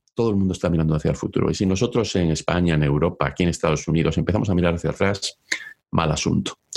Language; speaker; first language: Spanish; native; Spanish